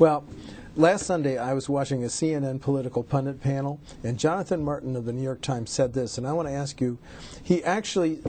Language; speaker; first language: English; native; English